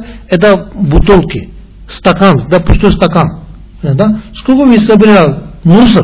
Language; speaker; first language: Russian; non-native, learner; Tibetan